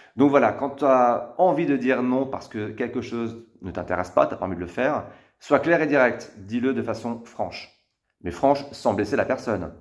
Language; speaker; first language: French; native; French